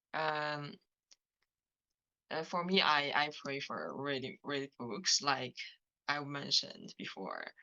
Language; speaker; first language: English; non-native, learner; Chinese